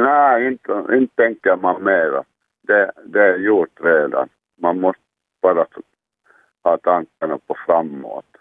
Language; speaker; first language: Swedish; non-native, local second language; Finnish